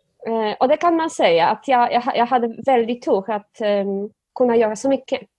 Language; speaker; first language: Swedish; non-native, fluent; Polish